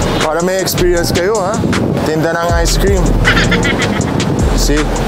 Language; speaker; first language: Filipino; non-native, learner; Arabic